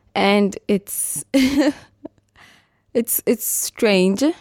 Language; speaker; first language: English; non-native, local second language; Meru